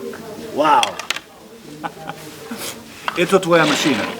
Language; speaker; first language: Russian; non-native, learner; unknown